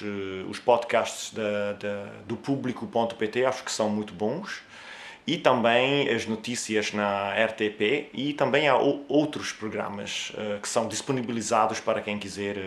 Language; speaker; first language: Portuguese; non-native, fluent; Italian